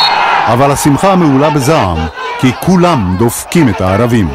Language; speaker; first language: Hebrew; native; Hebrew